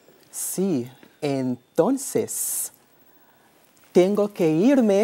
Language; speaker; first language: Spanish; non-native, fluent; English